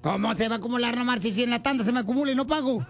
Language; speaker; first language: Spanish; native; Spanish